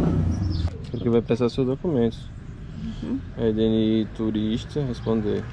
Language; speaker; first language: Portuguese; native; Portuguese